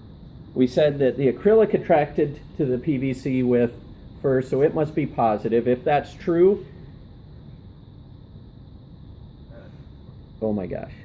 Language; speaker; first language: English; native; English